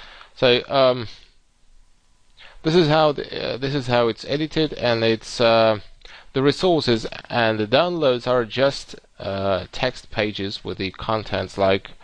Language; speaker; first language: English; non-native, fluent; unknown